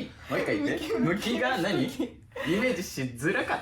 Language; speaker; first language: Japanese; native; Japanese